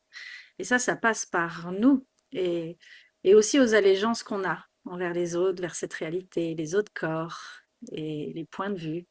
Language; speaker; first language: French; native; French